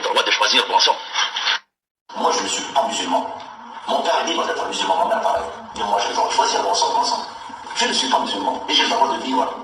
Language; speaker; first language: French; non-native, local second language; Kabyle